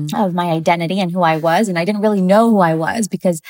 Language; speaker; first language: English; early bilingual, other home language; Spanish